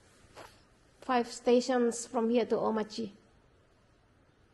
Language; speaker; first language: English; non-native, learner; Indonesian